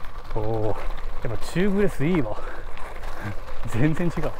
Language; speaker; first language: Japanese; native; Japanese